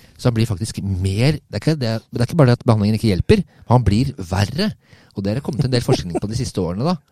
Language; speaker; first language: Norwegian; native; Norwegian